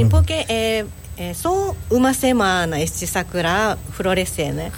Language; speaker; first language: Portuguese; non-native, learner; Japanese